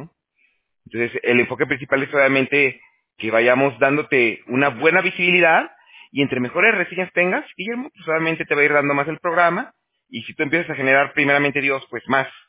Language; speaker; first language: Spanish; native; Spanish